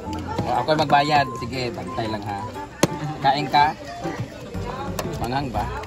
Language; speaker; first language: Filipino; non-native, local second language; Cebuano